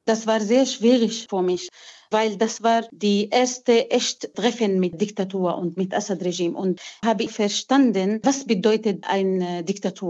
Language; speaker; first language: German; non-native, fluent; Arabic